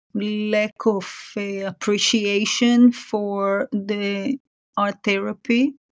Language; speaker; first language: English; non-native, fluent; Hebrew